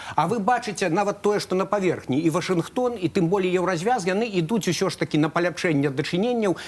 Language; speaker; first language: Belarusian; native; Belarusian